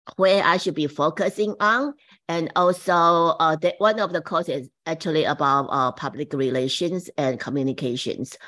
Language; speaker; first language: English; non-native, fluent; Chinese